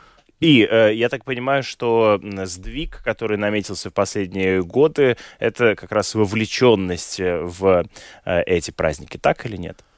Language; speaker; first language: Russian; native; Russian